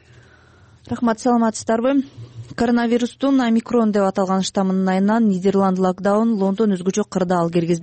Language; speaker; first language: Kyrgyz; native; Kyrgyz